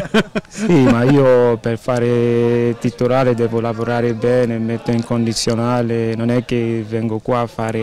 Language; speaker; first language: Italian; non-native, learner; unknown